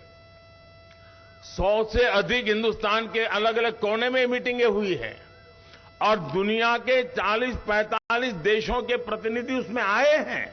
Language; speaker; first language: Hindi; native; Hindi